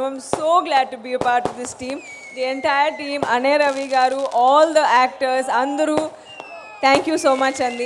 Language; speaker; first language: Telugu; non-native, learner; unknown